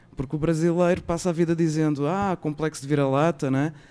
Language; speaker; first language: Portuguese; native; Portuguese